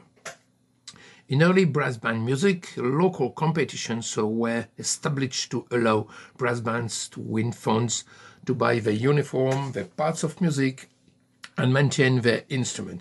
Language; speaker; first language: English; non-native, fluent; French